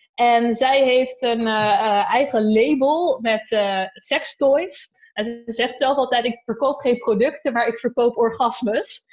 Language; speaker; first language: Dutch; native; Dutch